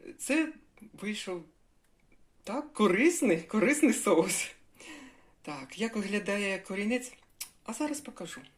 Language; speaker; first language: Ukrainian; non-native, local second language; Russian